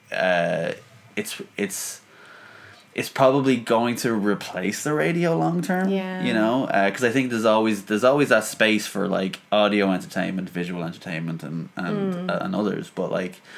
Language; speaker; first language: English; native; English